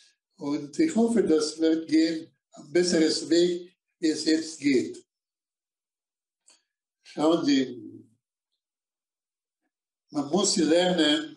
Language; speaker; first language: German; non-native, fluent; Slovak